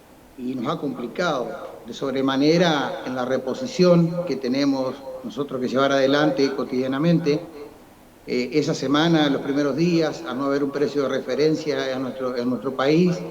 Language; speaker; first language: Spanish; native; Spanish